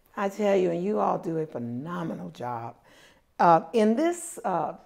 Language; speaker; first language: English; native; English